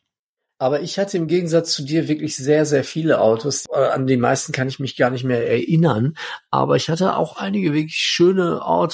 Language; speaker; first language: German; native; German